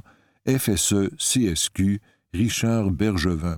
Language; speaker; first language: French; native; French